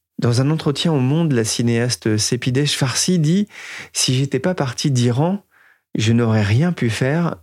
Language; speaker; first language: French; native; French